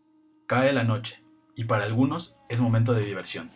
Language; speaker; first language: Spanish; native; Spanish